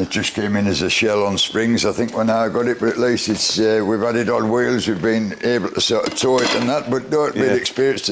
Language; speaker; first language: English; native; English